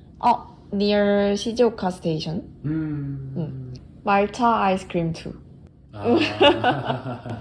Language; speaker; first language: English; non-native, learner; Korean